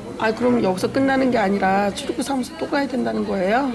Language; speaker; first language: Korean; native; Korean